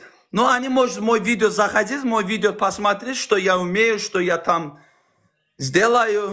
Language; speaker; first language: Russian; non-native, learner; Azerbaijani